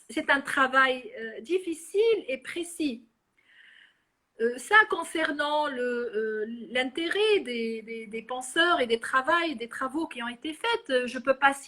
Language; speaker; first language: French; non-native, local second language; Arabic